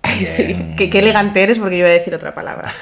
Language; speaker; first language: Spanish; native; Spanish